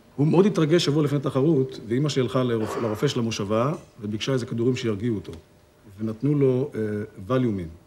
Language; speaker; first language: Hebrew; native; Hebrew